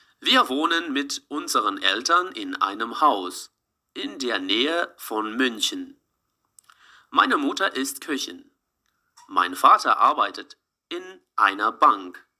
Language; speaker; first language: German; non-native, fluent; Ukrainian